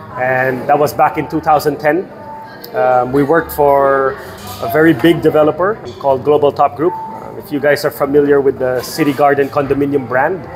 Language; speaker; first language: English; non-native, local second language; Filipino